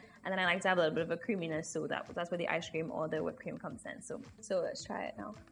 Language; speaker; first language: English; native; English